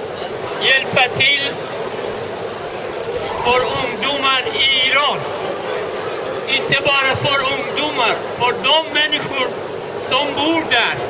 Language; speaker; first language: Swedish; non-native, fluent; Persian